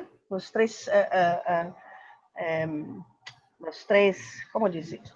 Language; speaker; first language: Spanish; non-native, learner; Portuguese